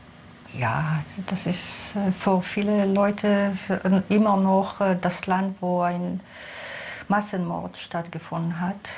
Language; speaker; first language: German; non-native, fluent; Hebrew